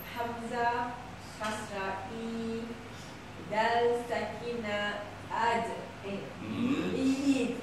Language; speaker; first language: Arabic; non-native, learner; Malay